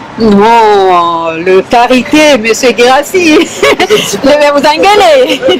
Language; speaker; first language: French; non-native, local second language; Fula